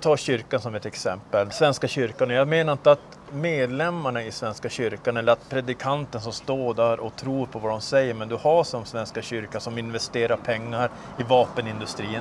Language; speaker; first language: Swedish; native; Swedish